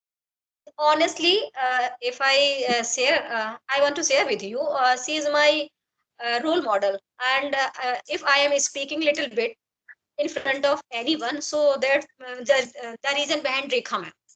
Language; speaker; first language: English; non-native, learner; Hindi